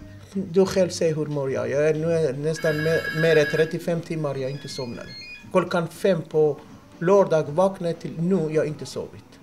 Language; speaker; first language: Swedish; non-native, learner; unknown